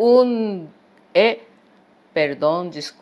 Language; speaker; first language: Portuguese; non-native, fluent; Japanese